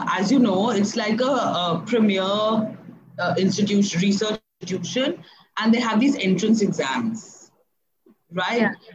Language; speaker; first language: English; non-native, local second language; Hindi